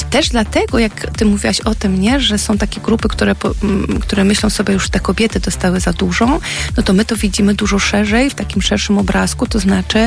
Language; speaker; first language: Polish; native; Polish